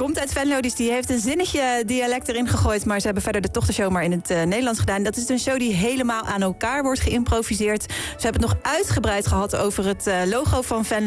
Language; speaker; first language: Dutch; native; Dutch